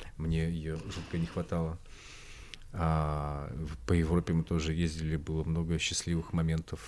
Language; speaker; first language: Russian; native; Russian